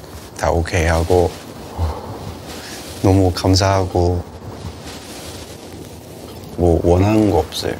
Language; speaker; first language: Korean; non-native, learner; Cantonese